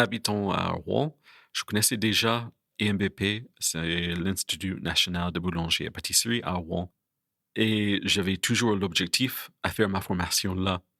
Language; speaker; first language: French; non-native, fluent; English